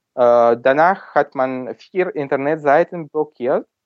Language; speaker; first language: German; non-native, fluent; Ukrainian